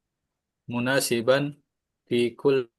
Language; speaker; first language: Arabic; non-native, learner; Indonesian